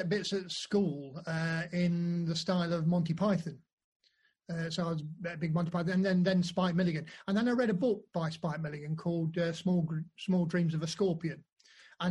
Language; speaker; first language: English; native; English